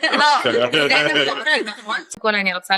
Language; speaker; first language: Hebrew; non-native, fluent; Russian